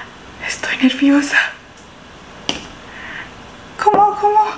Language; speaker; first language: Spanish; non-native, learner; Indonesian